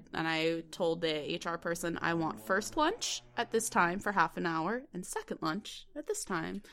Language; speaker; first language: English; early bilingual, other home language; Swedish